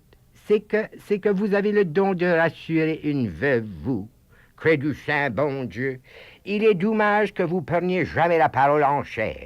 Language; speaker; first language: French; native; French